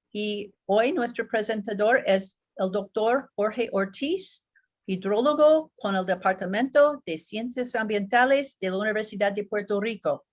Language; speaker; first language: Spanish; non-native, learner; English